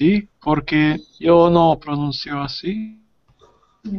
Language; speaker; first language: Spanish; non-native, learner; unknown